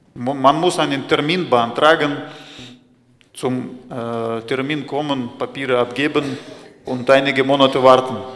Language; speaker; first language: German; non-native, fluent; Russian